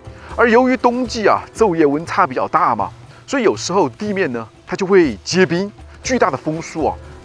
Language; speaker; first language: Chinese; native; Chinese